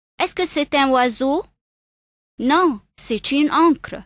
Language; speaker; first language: French; non-native, fluent; Arabic